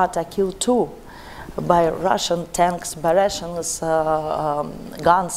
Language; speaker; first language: English; non-native, learner; Ukrainian